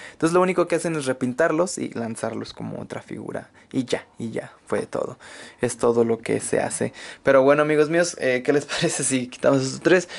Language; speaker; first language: Spanish; native; Spanish